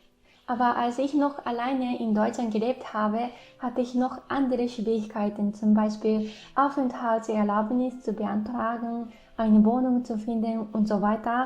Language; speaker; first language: German; non-native, fluent; Japanese